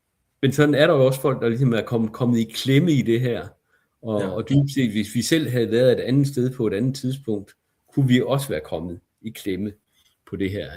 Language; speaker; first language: Danish; native; Danish